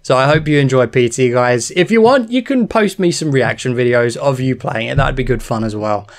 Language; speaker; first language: English; native; English